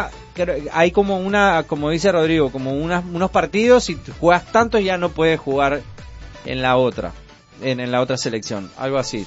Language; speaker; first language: Spanish; native; Spanish